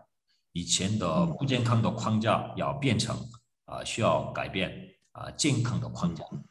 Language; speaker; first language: Chinese; non-native, fluent; Korean